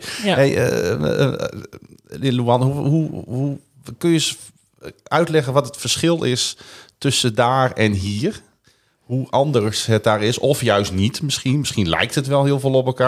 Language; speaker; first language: Dutch; native; Dutch